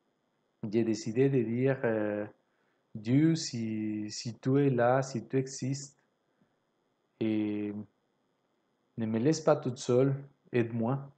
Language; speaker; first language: French; non-native, fluent; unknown